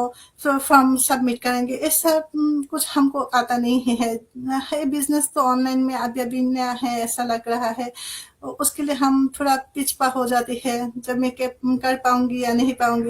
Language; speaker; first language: Hindi; non-native, fluent; Bangla